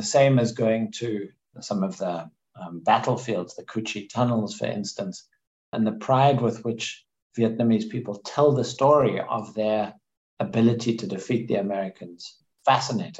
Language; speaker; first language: English; native; English